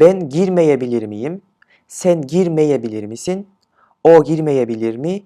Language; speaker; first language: Turkish; non-native, fluent; Kyrgyz